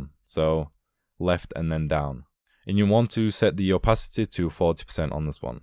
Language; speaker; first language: English; native; English